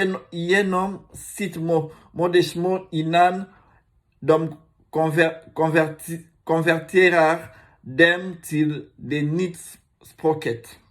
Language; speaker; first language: Swedish; non-native, learner; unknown